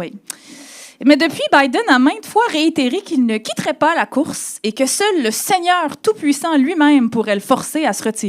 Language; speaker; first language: French; native; French